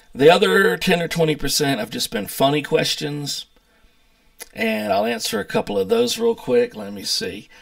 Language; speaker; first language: English; native; English